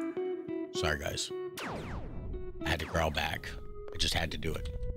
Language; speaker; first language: English; native; English